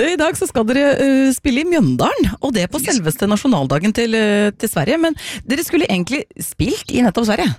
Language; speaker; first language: Norwegian; native; Norwegian